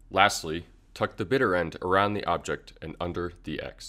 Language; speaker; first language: English; native; English